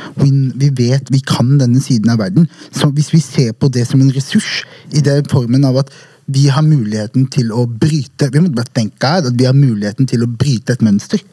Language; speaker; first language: Norwegian; early bilingual, other home language; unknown